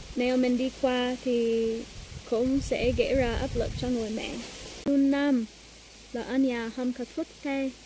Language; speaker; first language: Vietnamese; non-native, learner; English